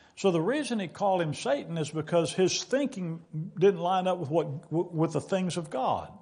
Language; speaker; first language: English; native; English